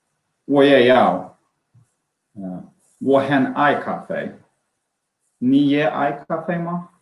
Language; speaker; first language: Chinese; non-native, learner; Swedish